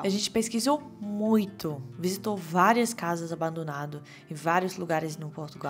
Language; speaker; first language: Portuguese; non-native, fluent; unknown